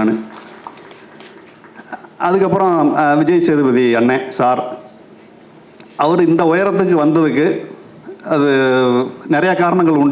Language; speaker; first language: Tamil; native; Tamil